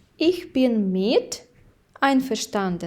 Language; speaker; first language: German; non-native, fluent; Ukrainian